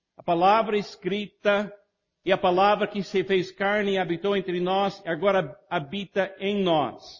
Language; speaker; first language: Portuguese; non-native, fluent; English